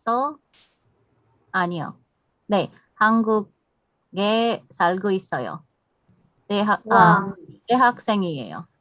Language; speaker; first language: Korean; non-native, learner; English